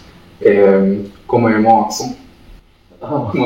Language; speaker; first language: French; non-native, learner; Tamil